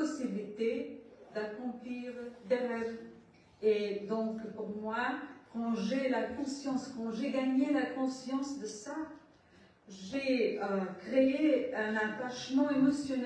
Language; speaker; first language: French; non-native, learner; Portuguese